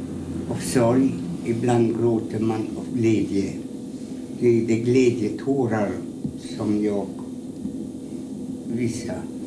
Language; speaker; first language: Swedish; non-native, fluent; Polish